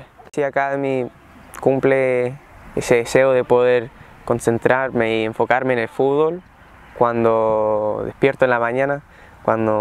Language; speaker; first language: Spanish; early bilingual, heritage; Spanish